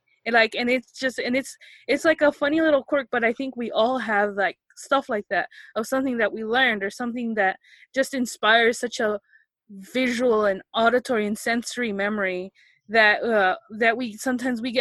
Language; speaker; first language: English; native; English